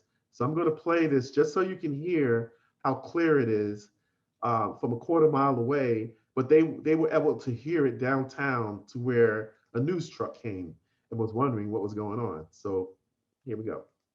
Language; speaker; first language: English; native; English